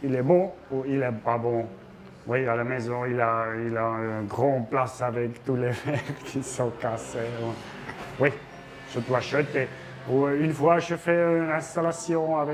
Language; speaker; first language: French; non-native, local second language; German